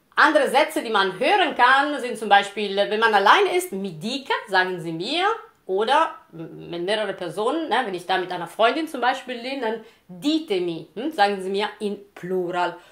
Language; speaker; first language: German; non-native, fluent; Italian